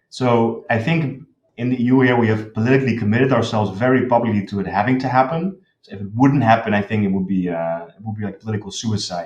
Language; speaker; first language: English; non-native, fluent; Dutch